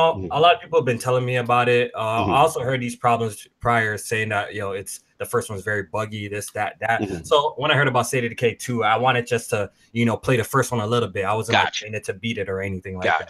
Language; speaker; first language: English; native; English